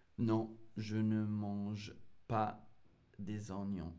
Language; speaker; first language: French; non-native, learner; English